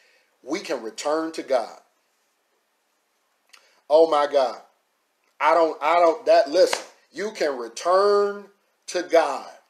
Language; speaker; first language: English; native; English